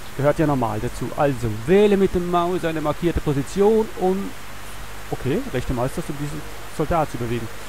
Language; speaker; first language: German; non-native, fluent; Swiss German